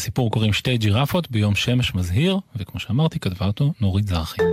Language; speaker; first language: Hebrew; native; Hebrew